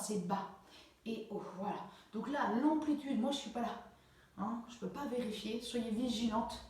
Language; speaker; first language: French; native; French